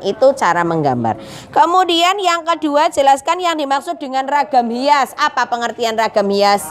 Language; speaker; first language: Indonesian; non-native, local second language; Javanese